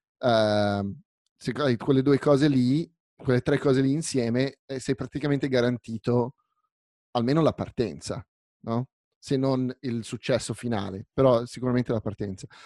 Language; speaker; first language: Italian; native; Italian